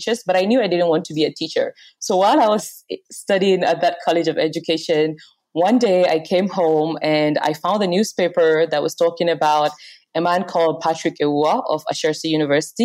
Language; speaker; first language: English; non-native, local second language; Hausa